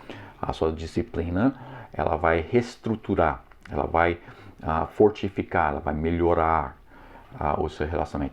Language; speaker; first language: Portuguese; non-native, fluent; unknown